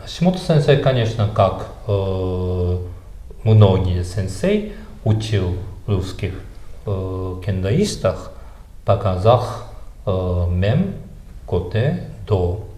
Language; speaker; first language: Russian; non-native, fluent; Japanese